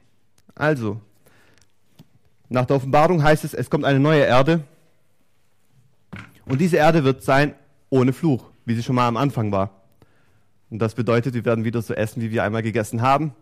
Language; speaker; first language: German; native; German